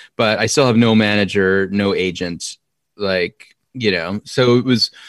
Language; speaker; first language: English; native; English